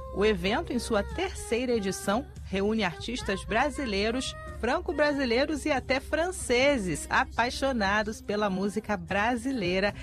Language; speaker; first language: Portuguese; native; Portuguese